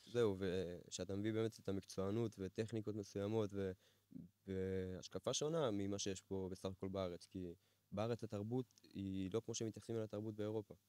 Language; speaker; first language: Hebrew; native; Hebrew